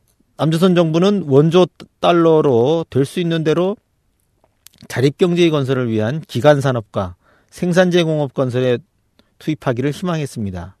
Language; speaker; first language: Korean; native; Korean